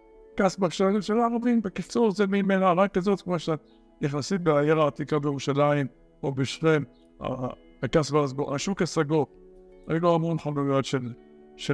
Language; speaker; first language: Hebrew; early bilingual, other home language; Arabic